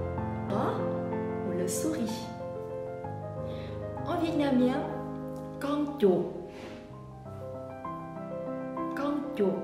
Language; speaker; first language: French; non-native, fluent; Vietnamese